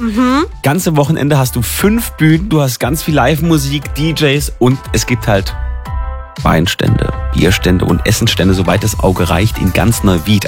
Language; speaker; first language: German; native; German